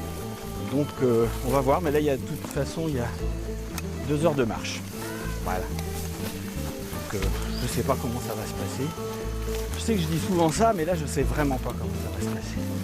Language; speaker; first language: French; native; French